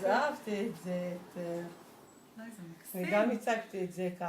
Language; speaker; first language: Hebrew; non-native, local second language; Arabic